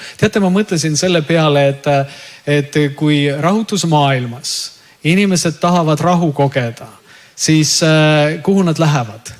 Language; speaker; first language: Estonian; native; Estonian